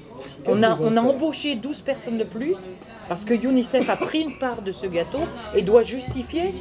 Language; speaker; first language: French; native; French